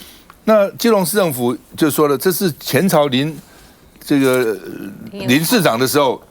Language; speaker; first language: Chinese; native; Chinese